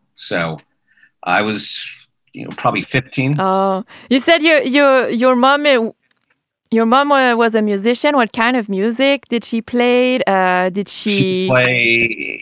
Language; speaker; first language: English; native; English